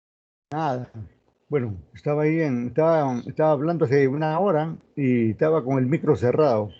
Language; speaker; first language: Spanish; native; Spanish